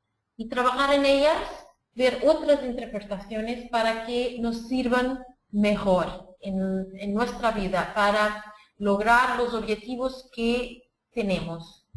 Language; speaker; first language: Spanish; non-native, fluent; Portuguese